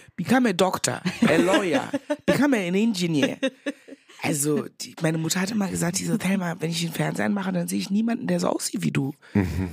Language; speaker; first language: German; native; German